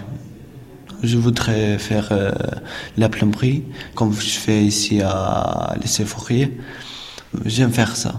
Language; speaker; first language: French; non-native, learner; Albanian